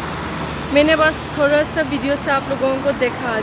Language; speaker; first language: Hindi; non-native, learner; Turkish